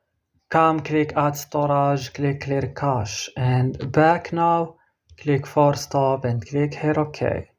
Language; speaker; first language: English; non-native, fluent; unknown